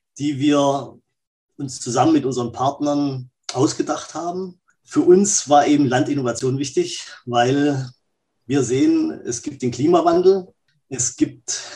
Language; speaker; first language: German; native; German